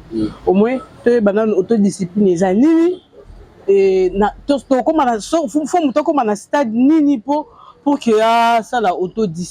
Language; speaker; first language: French; non-native, local second language; Lingala